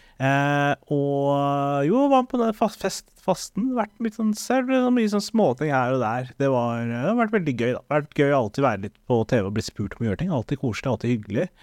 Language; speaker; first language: Norwegian; early bilingual, other home language; Somali